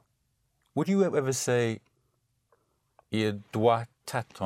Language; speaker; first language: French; non-native, learner; English